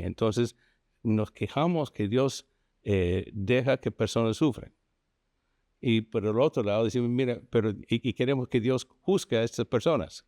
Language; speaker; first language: Spanish; non-native, fluent; English